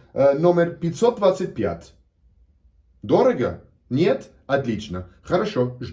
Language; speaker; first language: Russian; non-native, learner; English